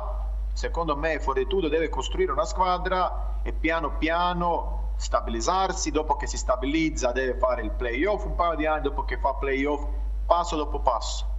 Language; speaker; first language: Italian; non-native, fluent; Croatian